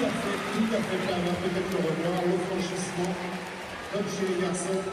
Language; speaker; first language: French; native; French